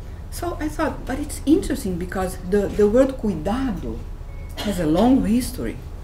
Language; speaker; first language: English; non-native, fluent; Portuguese